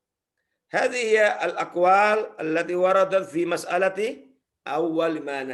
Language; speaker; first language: Arabic; non-native, fluent; Indonesian